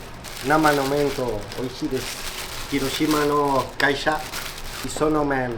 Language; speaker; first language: Japanese; non-native, learner; Spanish